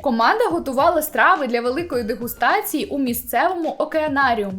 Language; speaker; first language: Ukrainian; native; Ukrainian